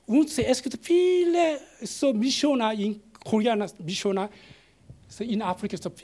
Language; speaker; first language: German; non-native, learner; Korean